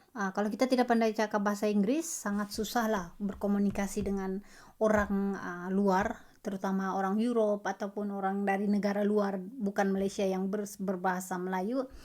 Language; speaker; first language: Malay; native; Malay